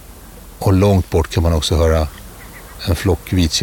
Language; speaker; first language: Swedish; native; Swedish